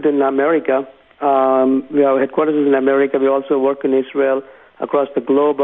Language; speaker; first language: English; non-native, local second language; Tamil